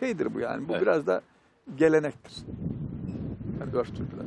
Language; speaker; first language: Turkish; native; Turkish